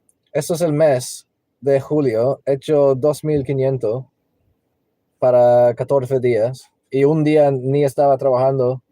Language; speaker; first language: Spanish; non-native, learner; English